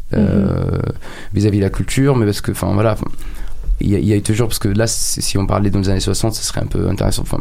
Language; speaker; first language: French; non-native, fluent; Arabic